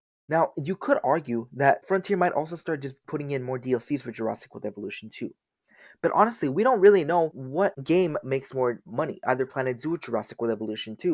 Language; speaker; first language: English; native; English